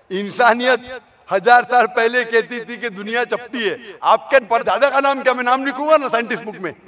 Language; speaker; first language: Hindi; non-native, local second language; Konkani